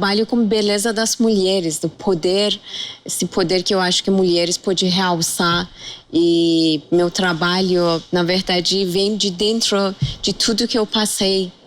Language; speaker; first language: Portuguese; non-native, fluent; Persian